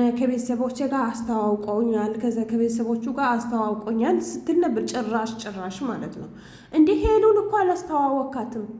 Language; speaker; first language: Amharic; native; Amharic